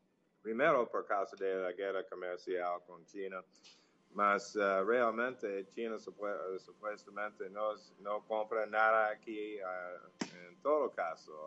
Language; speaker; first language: Portuguese; non-native, fluent; English